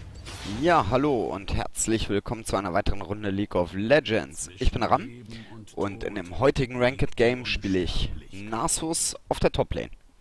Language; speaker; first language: German; native; German